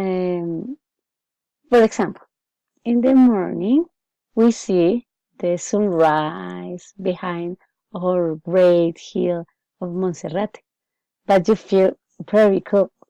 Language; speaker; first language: English; non-native, learner; Spanish